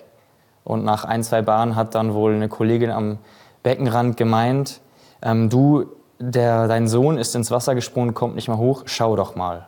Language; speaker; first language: German; native; German